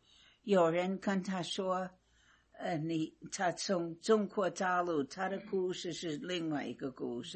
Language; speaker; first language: Chinese; non-native, fluent; English